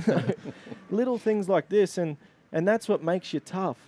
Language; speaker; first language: English; native; English